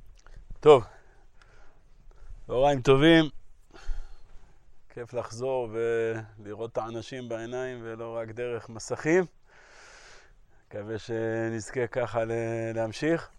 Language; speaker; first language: Hebrew; native; Hebrew